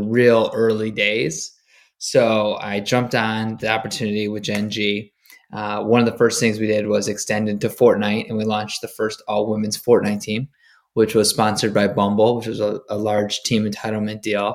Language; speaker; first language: English; native; English